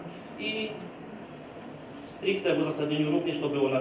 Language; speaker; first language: Polish; native; Polish